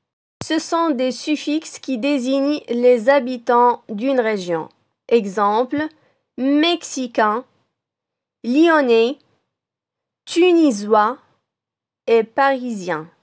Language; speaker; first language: French; non-native, local second language; Arabic